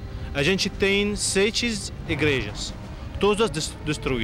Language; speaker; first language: Portuguese; non-native, fluent; Arabic